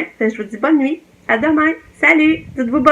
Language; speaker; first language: French; native; French